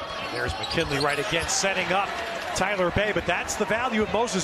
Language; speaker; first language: English; native; English